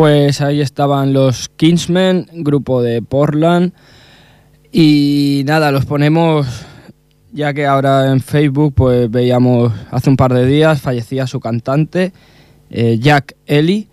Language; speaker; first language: Spanish; native; Spanish